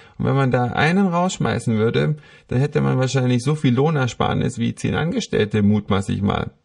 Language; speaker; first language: German; native; German